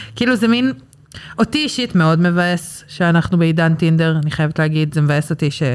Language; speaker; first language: Hebrew; early bilingual, other home language; English